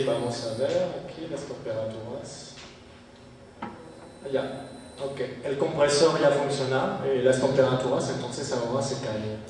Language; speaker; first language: Spanish; non-native, fluent; French